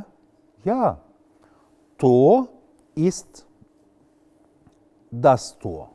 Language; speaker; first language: German; non-native, fluent; Arabic